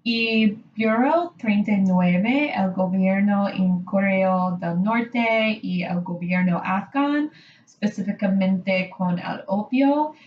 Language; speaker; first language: Spanish; non-native, learner; English